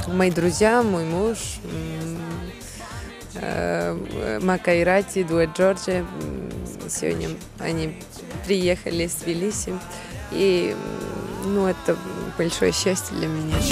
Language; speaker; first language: Russian; non-native, fluent; Georgian